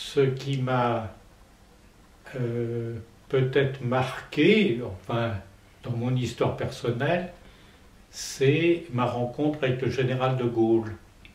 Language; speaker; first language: French; native; French